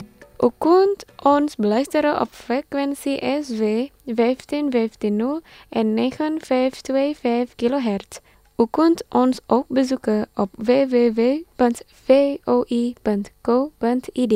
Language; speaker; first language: Dutch; non-native, fluent; Indonesian